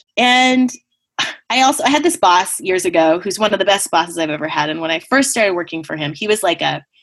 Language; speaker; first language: English; native; English